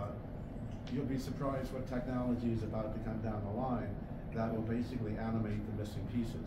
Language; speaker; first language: English; native; English